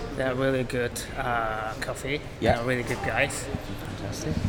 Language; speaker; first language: English; non-native, learner; Japanese